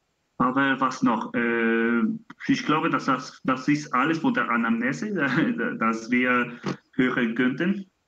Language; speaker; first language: German; non-native, learner; Spanish